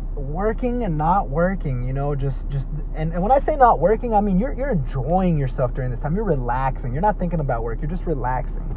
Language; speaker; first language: English; native; English